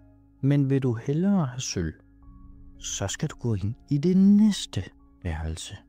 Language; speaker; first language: Danish; native; Danish